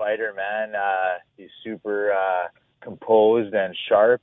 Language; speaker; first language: English; native; English